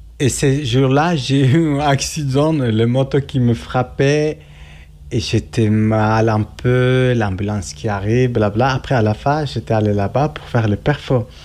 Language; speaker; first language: French; non-native, learner; Kurdish